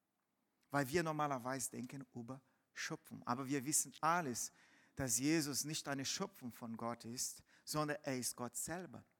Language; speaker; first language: German; non-native, fluent; Portuguese